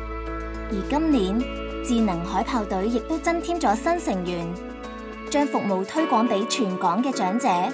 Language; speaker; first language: Cantonese; native; Cantonese